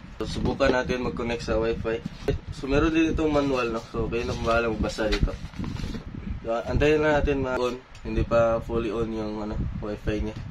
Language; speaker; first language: Filipino; non-native, local second language; Cebuano